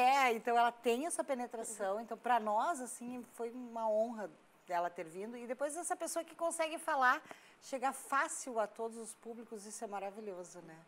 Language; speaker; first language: Portuguese; native; Portuguese